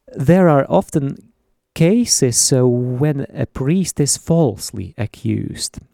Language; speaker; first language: English; non-native, fluent; Latvian